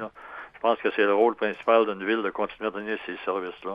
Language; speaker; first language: French; native; French